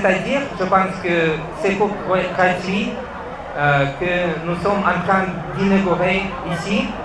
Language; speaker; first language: French; non-native, fluent; Russian